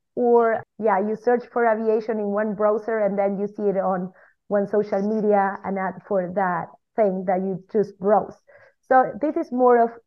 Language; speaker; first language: English; non-native, fluent; Spanish